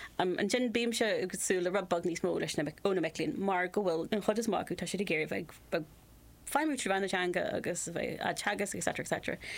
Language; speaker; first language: Irish; non-native, local second language; English